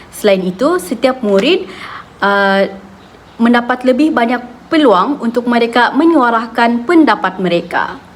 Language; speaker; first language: Malay; native; Malay